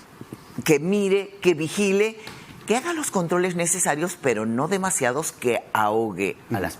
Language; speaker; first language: Spanish; native; Spanish